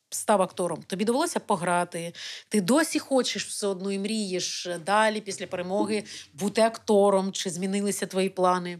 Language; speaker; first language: Ukrainian; native; Ukrainian